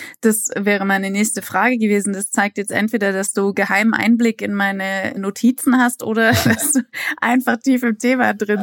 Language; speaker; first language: German; native; German